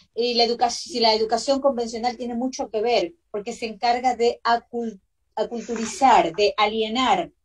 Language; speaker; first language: Spanish; native; Spanish